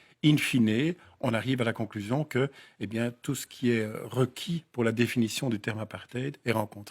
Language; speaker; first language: French; native; French